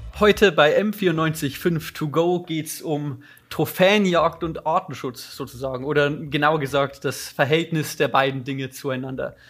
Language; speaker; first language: German; native; German